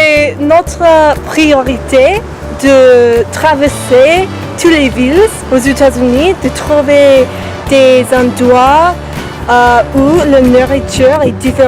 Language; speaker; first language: French; non-native, learner; English